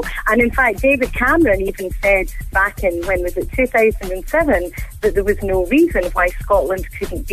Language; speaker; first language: English; native; English